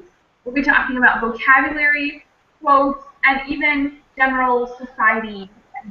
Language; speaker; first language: English; native; English